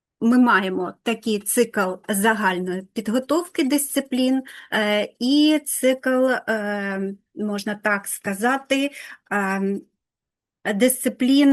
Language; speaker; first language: Ukrainian; non-native, local second language; Russian